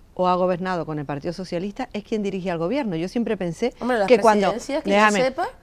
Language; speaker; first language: Spanish; native; Spanish